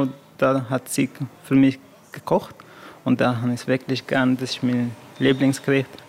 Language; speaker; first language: German; non-native, learner; Persian